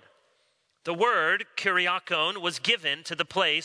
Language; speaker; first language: English; native; English